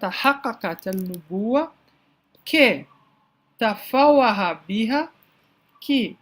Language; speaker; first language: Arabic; non-native, fluent; Portuguese